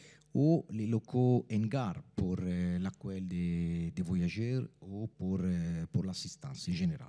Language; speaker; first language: French; non-native, fluent; Italian